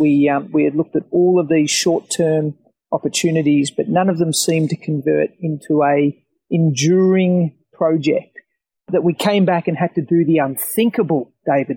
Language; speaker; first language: English; native; English